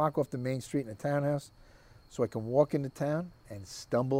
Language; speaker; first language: English; native; English